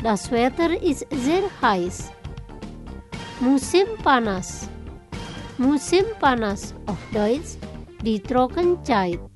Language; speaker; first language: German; non-native, fluent; Indonesian